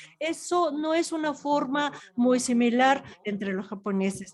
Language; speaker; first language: Spanish; non-native, fluent; Japanese